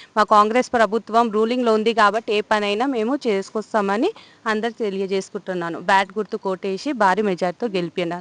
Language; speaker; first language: Telugu; non-native, local second language; Lambadi